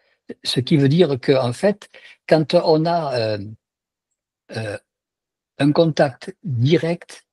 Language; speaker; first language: French; native; French